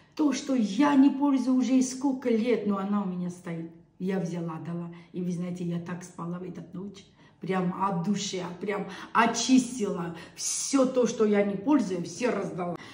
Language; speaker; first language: Russian; non-native, local second language; Armenian